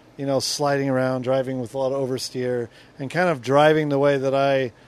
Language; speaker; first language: English; native; English